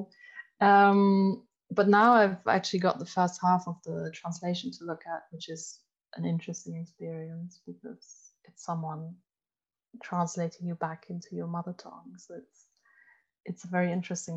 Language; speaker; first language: English; non-native, fluent; German